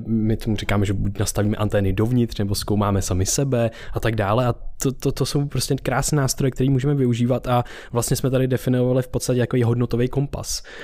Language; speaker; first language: Czech; native; Czech